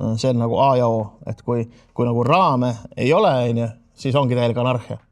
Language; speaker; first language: Estonian; native; Estonian